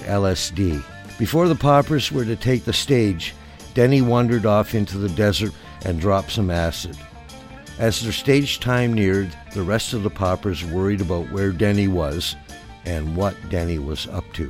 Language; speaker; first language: English; native; English